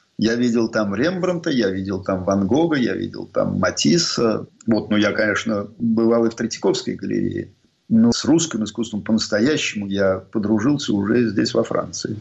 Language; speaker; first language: Russian; native; Russian